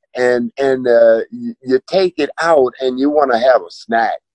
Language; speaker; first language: English; native; English